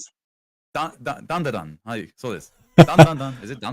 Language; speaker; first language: Japanese; non-native, learner; English